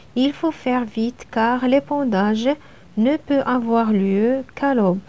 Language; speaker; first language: French; non-native, local second language; Arabic